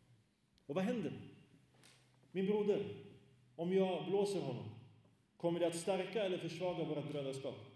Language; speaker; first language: Swedish; early bilingual, other home language; Arabic